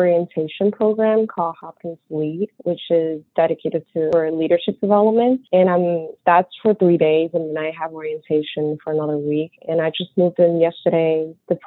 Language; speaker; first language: English; early bilingual, other home language; Chinese